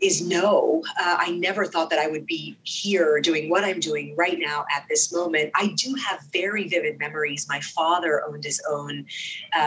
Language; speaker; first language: English; non-native, fluent; Arabic